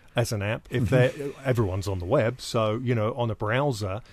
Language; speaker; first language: English; native; English